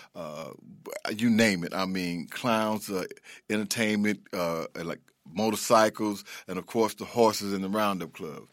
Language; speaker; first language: English; native; English